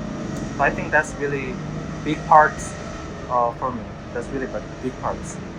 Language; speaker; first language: English; non-native, learner; Korean